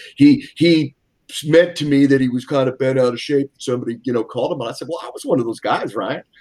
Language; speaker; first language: English; native; English